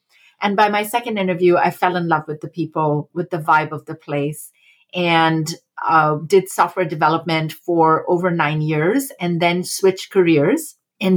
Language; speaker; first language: English; non-native, local second language; Hindi